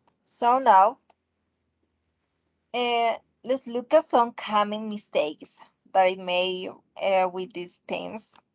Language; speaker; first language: English; non-native, fluent; Spanish